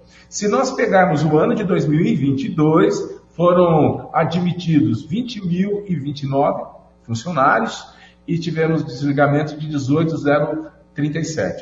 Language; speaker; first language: Portuguese; native; Portuguese